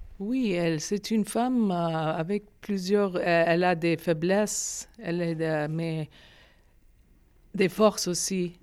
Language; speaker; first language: French; non-native, fluent; Arabic